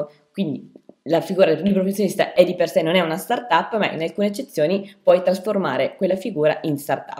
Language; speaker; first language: Italian; native; Italian